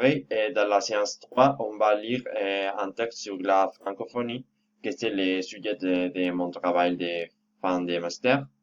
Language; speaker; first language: French; non-native, fluent; Spanish